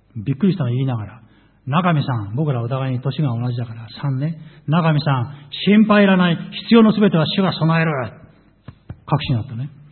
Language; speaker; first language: Japanese; native; Japanese